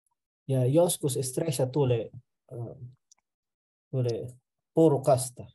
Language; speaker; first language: Finnish; non-native, learner; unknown